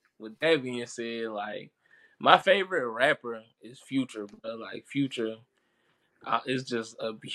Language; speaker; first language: English; native; English